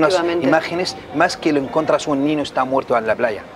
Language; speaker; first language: Spanish; non-native, learner; Arabic